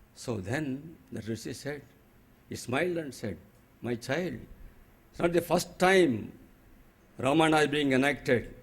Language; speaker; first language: English; non-native, local second language; Telugu